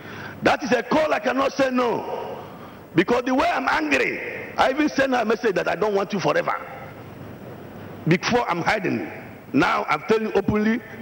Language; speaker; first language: English; non-native, local second language; Igbo